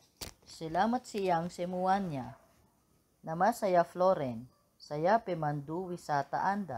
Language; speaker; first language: Indonesian; non-native, learner; Filipino